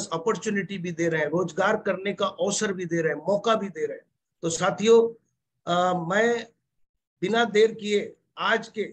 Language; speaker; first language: Hindi; native; Hindi